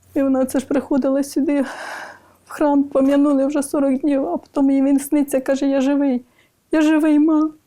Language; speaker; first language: Ukrainian; native; Ukrainian